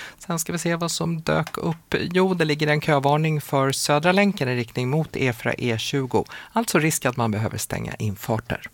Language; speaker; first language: Swedish; native; Swedish